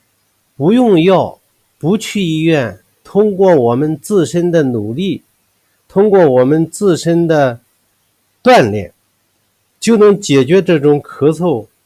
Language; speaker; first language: Chinese; native; Chinese